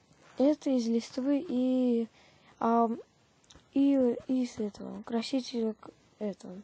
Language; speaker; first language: Russian; native; Russian